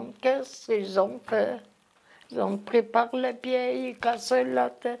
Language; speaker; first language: French; non-native, learner; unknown